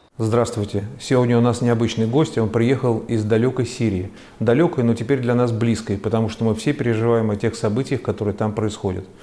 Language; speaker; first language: Russian; native; Russian